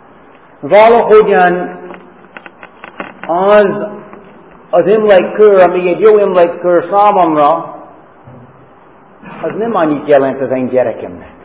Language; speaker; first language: Hungarian; non-native, fluent; English